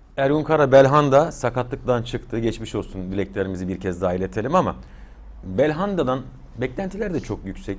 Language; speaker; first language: Turkish; native; Turkish